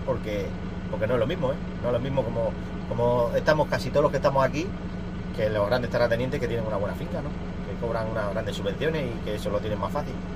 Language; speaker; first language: Spanish; native; Spanish